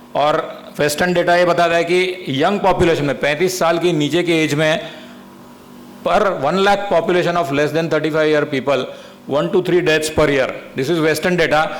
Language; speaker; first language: Hindi; non-native, local second language; Gujarati